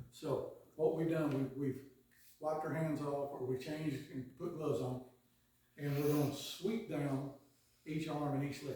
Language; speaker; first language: English; native; English